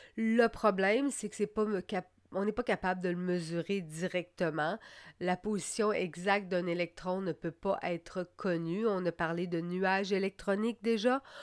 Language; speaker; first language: French; native; French